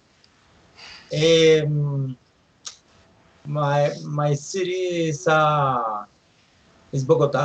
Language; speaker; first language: English; non-native, learner; Spanish